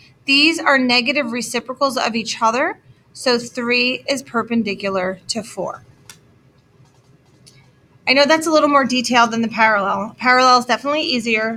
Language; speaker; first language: English; native; English